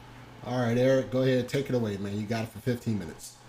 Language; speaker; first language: English; native; English